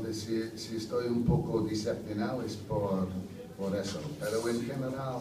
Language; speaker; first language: Spanish; non-native, fluent; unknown